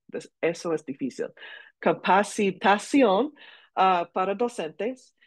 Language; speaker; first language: Spanish; non-native, learner; English